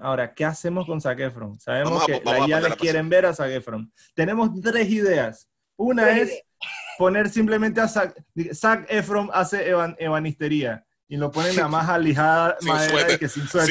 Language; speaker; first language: Spanish; native; Spanish